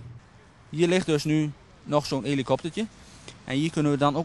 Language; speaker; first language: Dutch; native; Dutch